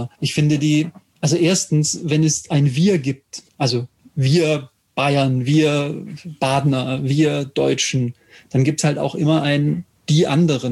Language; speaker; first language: German; native; German